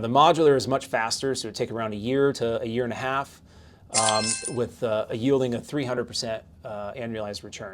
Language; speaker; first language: English; native; English